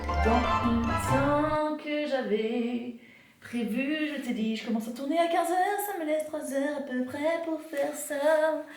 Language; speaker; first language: French; native; French